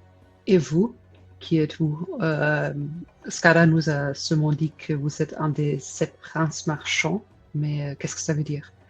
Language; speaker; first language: French; non-native, fluent; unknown